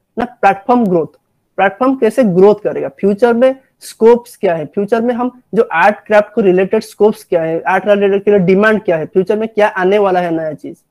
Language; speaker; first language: Hindi; non-native, local second language; Odia